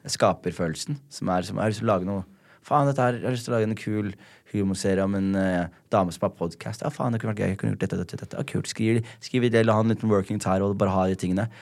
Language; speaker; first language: Norwegian; early bilingual, other home language; Somali